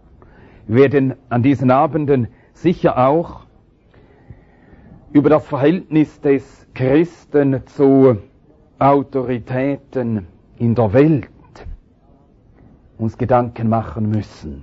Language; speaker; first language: German; native; German